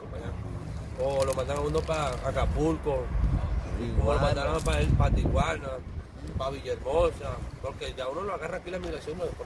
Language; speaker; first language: Spanish; native; Spanish